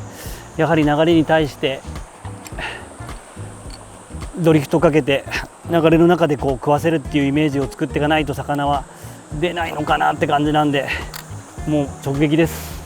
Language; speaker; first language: Japanese; native; Japanese